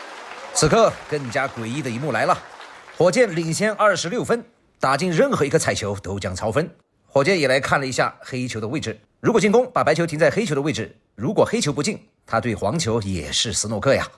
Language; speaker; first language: Chinese; native; Chinese